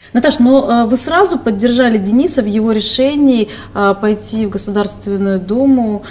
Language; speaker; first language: Russian; native; Russian